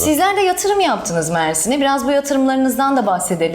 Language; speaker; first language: Turkish; native; Turkish